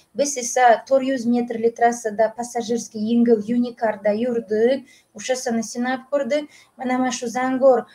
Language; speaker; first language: Uzbek; non-native, local second language; Russian